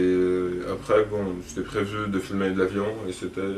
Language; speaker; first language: French; non-native, local second language; Arabic